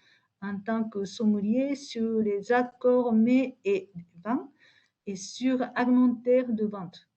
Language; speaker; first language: French; non-native, fluent; Japanese